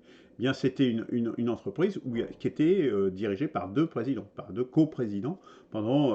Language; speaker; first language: French; native; French